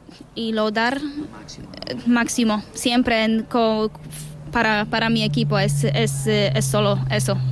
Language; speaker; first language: Spanish; non-native, learner; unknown